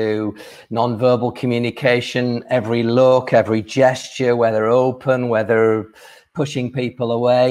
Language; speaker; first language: English; native; English